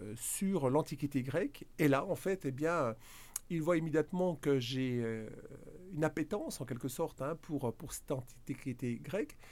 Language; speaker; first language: French; native; French